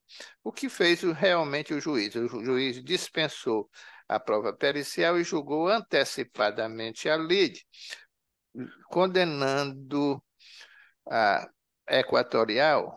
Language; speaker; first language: Portuguese; native; Portuguese